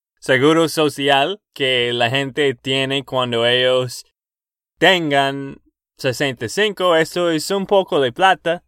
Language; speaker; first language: Spanish; non-native, learner; English